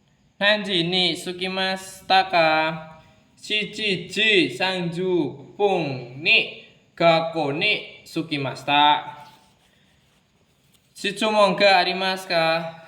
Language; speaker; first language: Japanese; non-native, learner; Indonesian